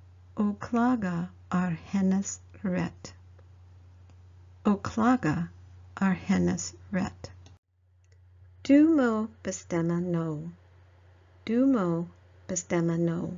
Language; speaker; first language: Norwegian; non-native, learner; English